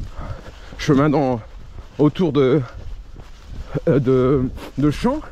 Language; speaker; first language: French; native; French